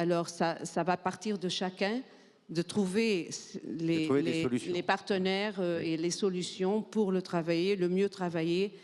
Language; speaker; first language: French; non-native, fluent; Portuguese